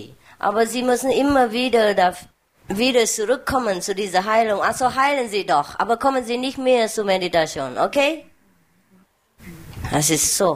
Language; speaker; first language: German; non-native, learner; Vietnamese